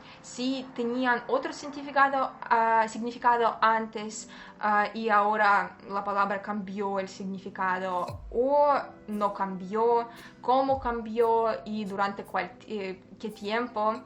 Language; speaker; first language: Spanish; non-native, fluent; Russian